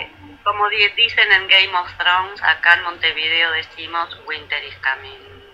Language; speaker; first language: Spanish; native; Spanish